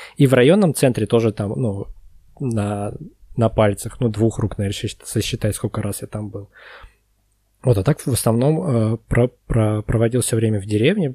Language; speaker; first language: Russian; native; Russian